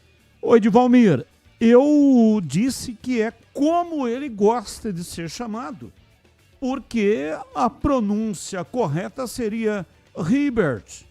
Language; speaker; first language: Portuguese; native; Portuguese